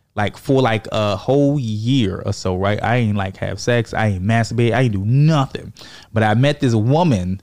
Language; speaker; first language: English; native; English